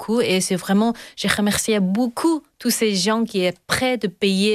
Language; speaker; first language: French; non-native, learner; Chinese